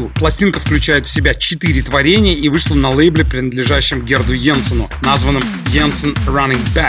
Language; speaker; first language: Russian; native; Russian